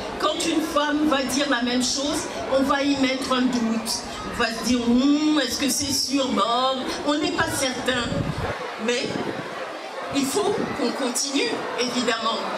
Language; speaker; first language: French; early bilingual, other home language; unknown